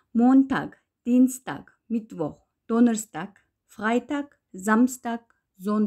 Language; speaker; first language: German; non-native, fluent; Uyghur